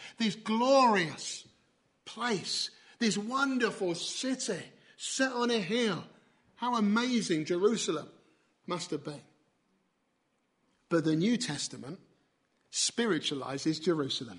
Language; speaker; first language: English; native; English